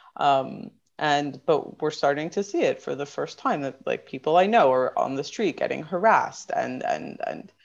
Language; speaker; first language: English; native; English